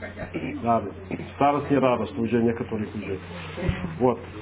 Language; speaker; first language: Russian; non-native, fluent; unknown